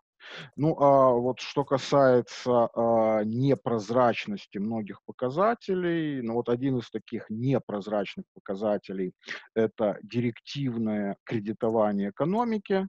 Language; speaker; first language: Russian; native; Russian